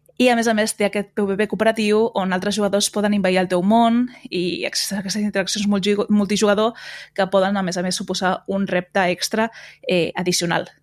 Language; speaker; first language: Catalan; native; Catalan